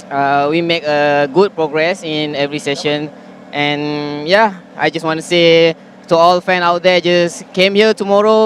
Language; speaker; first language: English; non-native, learner; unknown